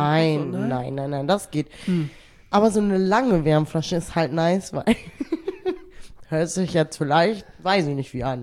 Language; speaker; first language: German; native; German